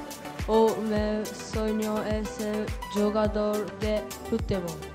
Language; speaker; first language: Portuguese; non-native, learner; Japanese